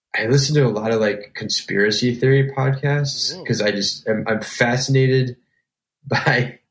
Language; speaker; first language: English; native; English